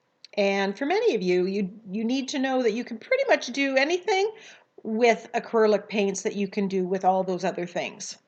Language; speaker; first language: English; native; English